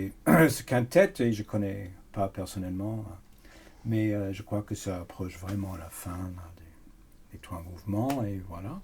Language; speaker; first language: French; non-native, fluent; English